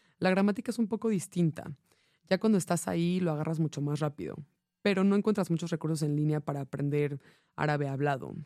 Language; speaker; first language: Spanish; non-native, fluent; English